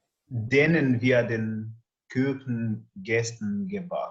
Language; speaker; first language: German; non-native, learner; English